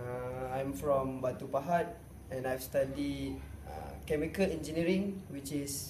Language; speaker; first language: English; non-native, local second language; Malay